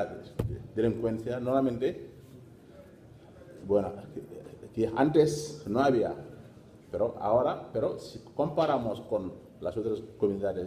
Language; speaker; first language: Spanish; non-native, fluent; Wolof